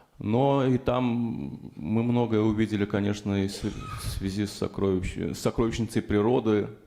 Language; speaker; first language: Russian; native; Russian